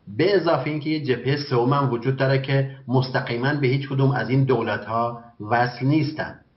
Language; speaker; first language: Persian; non-native, local second language; Kurdish